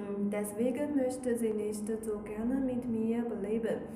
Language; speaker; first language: German; non-native, learner; Chinese